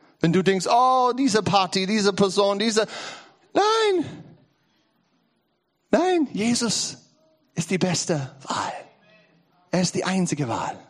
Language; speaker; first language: German; non-native, learner; English